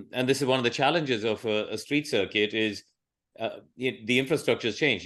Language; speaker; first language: English; non-native, local second language; Tamil